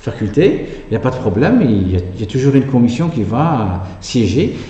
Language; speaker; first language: French; non-native, local second language; Arabic